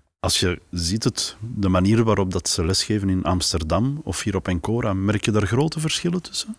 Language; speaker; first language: Dutch; native; Dutch